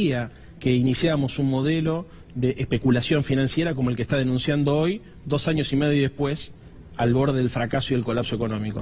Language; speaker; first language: Spanish; native; Spanish